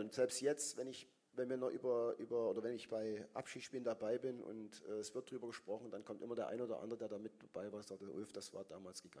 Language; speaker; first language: German; native; German